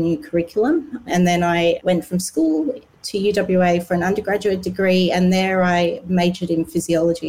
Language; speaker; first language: English; native; English